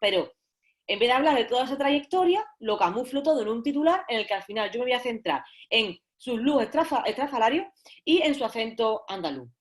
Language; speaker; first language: Spanish; native; Spanish